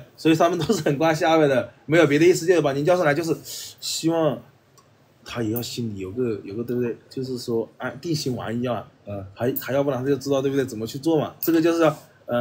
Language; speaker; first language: Chinese; native; Chinese